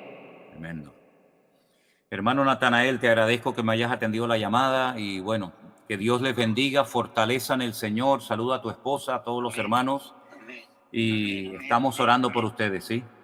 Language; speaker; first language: Spanish; native; Spanish